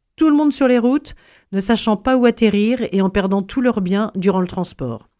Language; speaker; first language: French; native; French